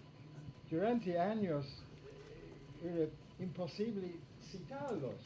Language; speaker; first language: Spanish; non-native, fluent; English